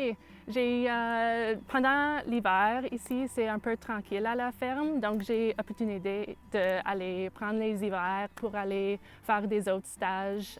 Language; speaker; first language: French; non-native, local second language; English